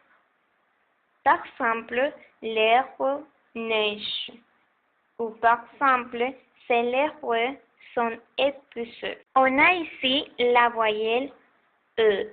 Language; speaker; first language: French; non-native, learner; Spanish